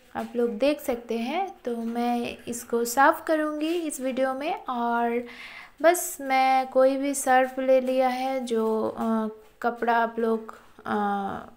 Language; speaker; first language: Hindi; non-native, local second language; Bangla